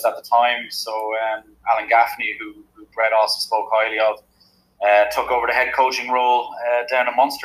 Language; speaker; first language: English; native; English